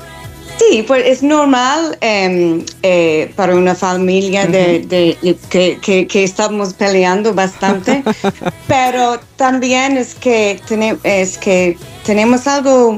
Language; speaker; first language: Spanish; non-native, learner; English